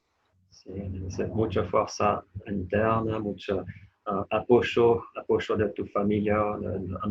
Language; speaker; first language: Spanish; non-native, fluent; French